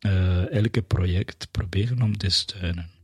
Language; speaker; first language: Dutch; non-native, fluent; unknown